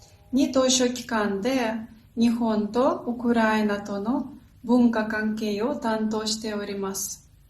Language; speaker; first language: Japanese; non-native, fluent; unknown